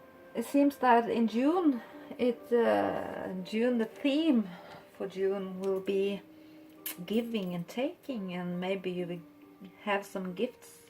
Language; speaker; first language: English; non-native, fluent; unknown